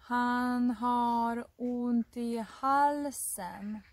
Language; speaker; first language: Swedish; non-native, fluent; Russian